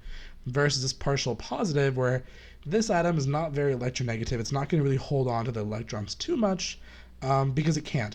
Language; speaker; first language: English; native; English